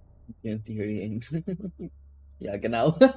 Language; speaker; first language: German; non-native, learner; English